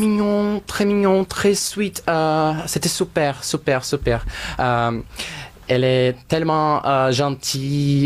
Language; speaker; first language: French; non-native, fluent; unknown